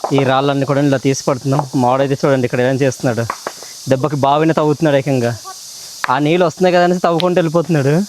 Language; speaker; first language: Telugu; non-native, local second language; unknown